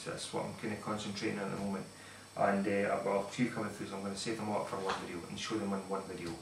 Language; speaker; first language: English; native; English